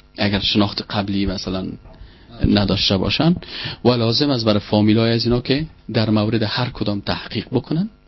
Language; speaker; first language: Persian; native; Persian